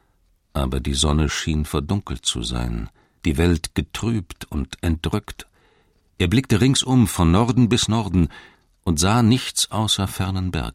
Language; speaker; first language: German; native; German